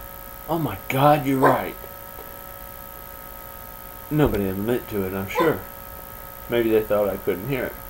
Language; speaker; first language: English; native; English